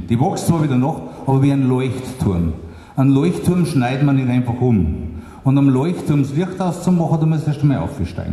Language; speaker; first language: German; native; German